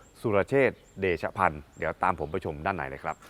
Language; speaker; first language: Thai; native; Thai